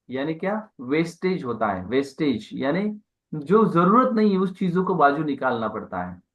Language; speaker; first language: Hindi; non-native, local second language; Marathi